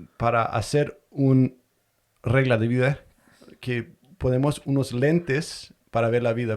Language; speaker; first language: Spanish; non-native, fluent; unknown